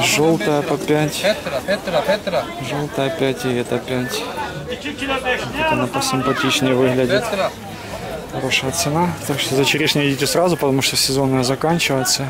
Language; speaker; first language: Russian; native; Russian